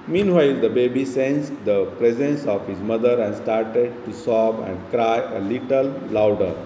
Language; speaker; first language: English; non-native, local second language; Marathi